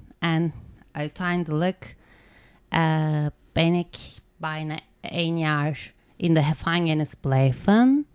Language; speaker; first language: Dutch; non-native, learner; Turkish